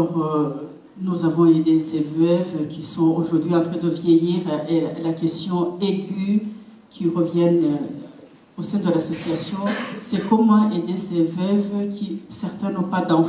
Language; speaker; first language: French; non-native, local second language; Kinyarwanda